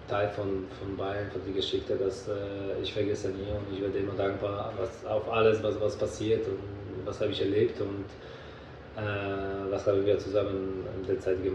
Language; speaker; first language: German; non-native, fluent; Polish